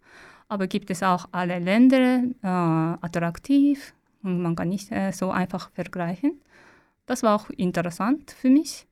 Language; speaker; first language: German; non-native, learner; Japanese